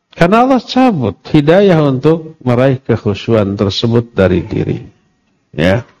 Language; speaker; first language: Indonesian; non-native, local second language; Sundanese